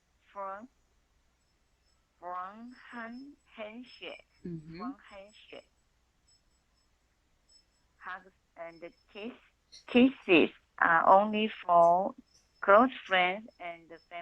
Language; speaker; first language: English; non-native, learner; Chinese